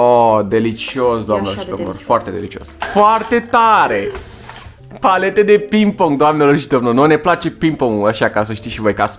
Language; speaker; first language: Romanian; native; Romanian